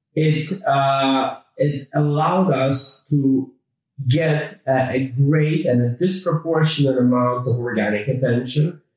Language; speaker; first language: English; native; English